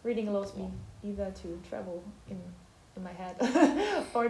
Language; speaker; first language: English; non-native, fluent; German